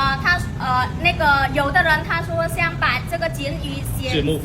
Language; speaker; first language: Chinese; non-native, fluent; Khmer